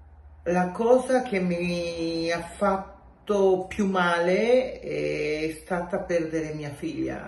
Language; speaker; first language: Italian; non-native, local second language; Spanish